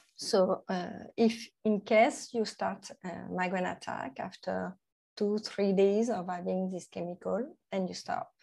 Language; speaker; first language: English; non-native, fluent; French